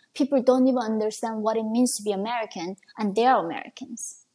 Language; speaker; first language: English; non-native, fluent; Korean